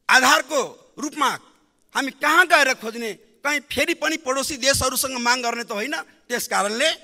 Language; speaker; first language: Nepali; non-native, local second language; Maithili